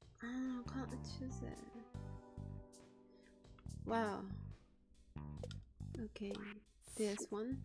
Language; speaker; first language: English; non-native, learner; Japanese